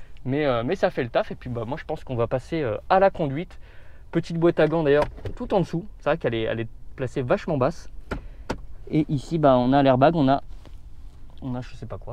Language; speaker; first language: French; native; French